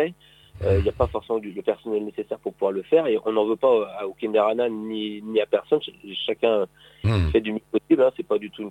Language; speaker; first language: French; native; French